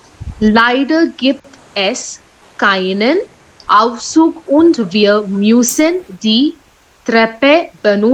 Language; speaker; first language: German; non-native, learner; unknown